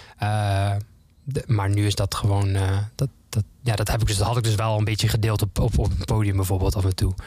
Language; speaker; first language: Dutch; native; Dutch